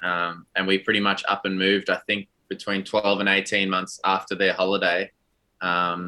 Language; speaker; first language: English; native; English